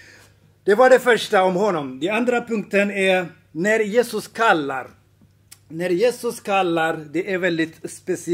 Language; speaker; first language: Swedish; non-native, fluent; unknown